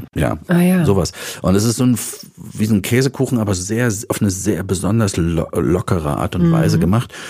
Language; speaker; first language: German; native; German